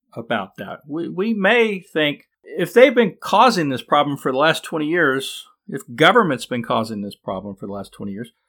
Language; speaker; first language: English; native; English